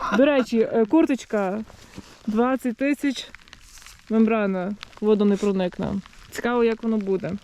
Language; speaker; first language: Ukrainian; native; Ukrainian